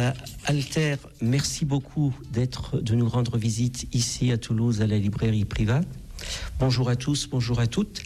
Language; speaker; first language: French; native; French